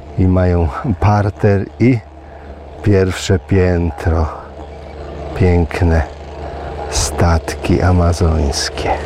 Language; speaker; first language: Polish; native; Polish